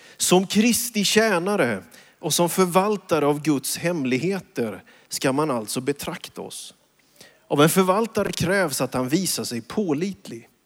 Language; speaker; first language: Swedish; native; Swedish